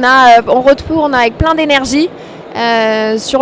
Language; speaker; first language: French; native; French